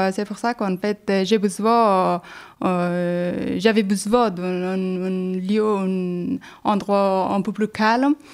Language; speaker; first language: French; non-native, learner; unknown